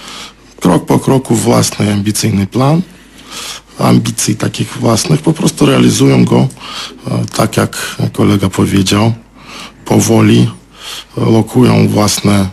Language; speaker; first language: Polish; non-native, fluent; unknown